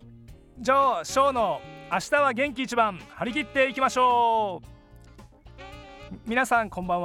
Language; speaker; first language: Japanese; native; Japanese